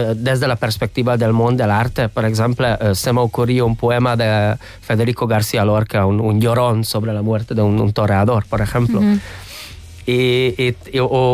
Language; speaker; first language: Catalan; non-native, fluent; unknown